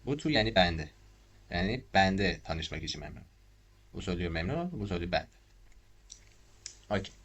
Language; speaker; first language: Turkish; non-native, learner; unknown